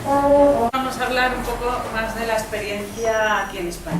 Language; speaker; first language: Spanish; native; Spanish